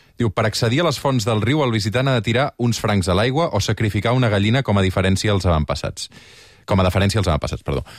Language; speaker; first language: Catalan; native; Catalan